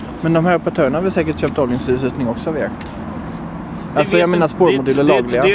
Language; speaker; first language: Swedish; native; Swedish